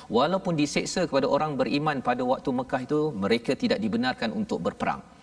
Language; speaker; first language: Malay; native; Malay